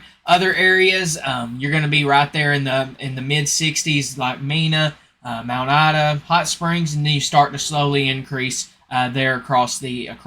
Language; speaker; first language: English; native; English